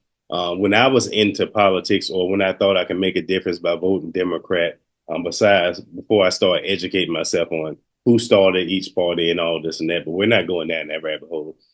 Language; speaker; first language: English; native; English